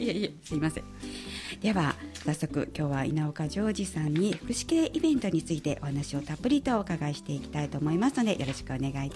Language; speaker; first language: Japanese; native; Japanese